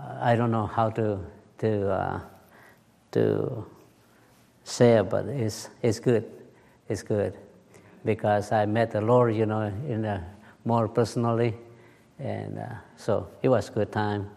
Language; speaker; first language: English; non-native, learner; Spanish